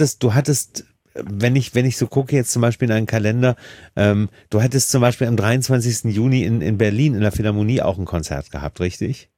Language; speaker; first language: German; native; German